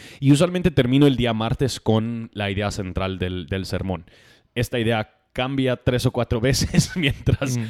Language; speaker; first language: Spanish; non-native, fluent; English